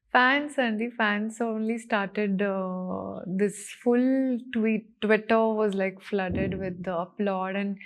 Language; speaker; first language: Telugu; non-native, learner; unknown